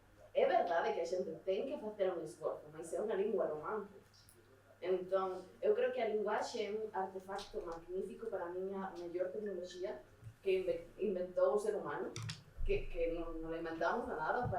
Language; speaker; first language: Galician; non-native, local second language; Spanish